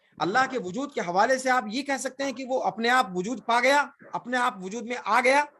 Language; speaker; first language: Urdu; native; Urdu